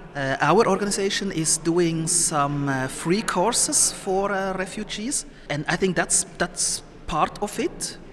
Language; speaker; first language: English; non-native, fluent; Somali